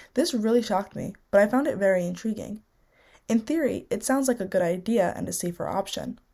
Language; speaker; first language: English; native; English